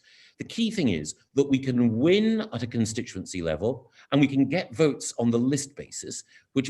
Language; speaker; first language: English; native; English